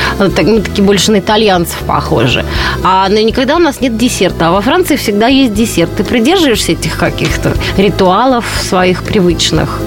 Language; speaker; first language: Russian; native; Russian